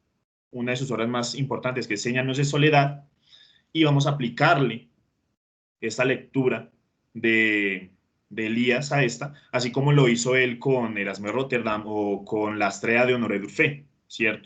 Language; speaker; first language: Spanish; native; Spanish